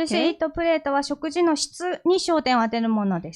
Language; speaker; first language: Japanese; non-native, fluent; Korean